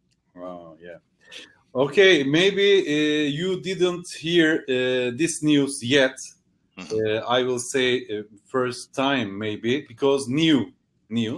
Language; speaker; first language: English; non-native, learner; Turkish